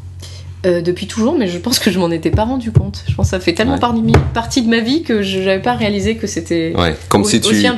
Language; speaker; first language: French; native; French